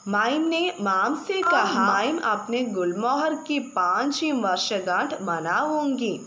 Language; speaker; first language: Hindi; non-native, local second language; Malayalam